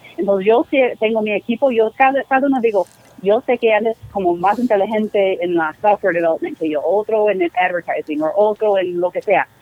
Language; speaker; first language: Spanish; non-native, fluent; English